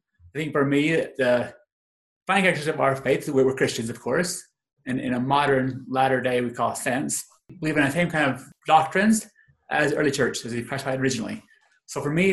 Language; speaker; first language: English; native; English